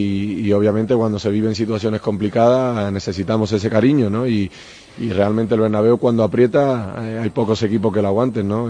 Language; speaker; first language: Spanish; native; Spanish